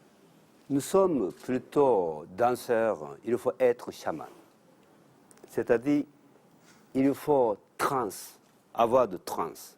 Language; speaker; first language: French; non-native, learner; Japanese